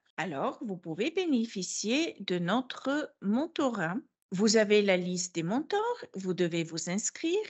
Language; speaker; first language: French; non-native, fluent; Bulgarian